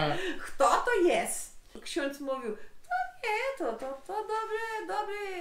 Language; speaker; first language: Polish; early bilingual, heritage; Polish